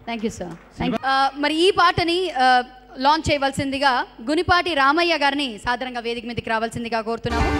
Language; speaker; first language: Telugu; native; Telugu